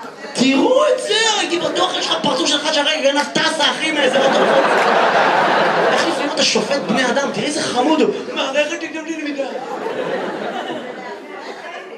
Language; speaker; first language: Hebrew; native; Hebrew